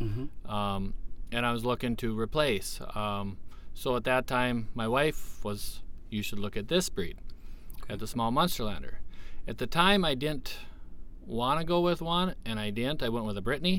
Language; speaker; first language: English; native; English